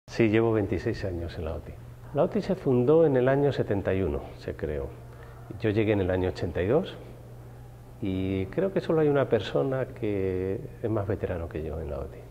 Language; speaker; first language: Spanish; native; Spanish